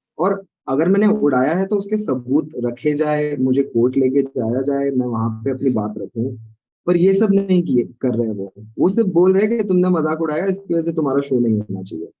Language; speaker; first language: Hindi; non-native, local second language; Sindhi